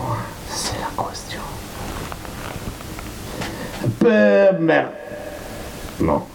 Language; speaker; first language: French; non-native, learner; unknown